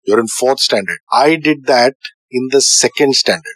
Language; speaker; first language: English; non-native, local second language; Tamil